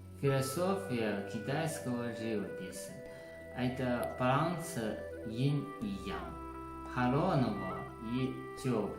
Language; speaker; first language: Russian; non-native, learner; Chinese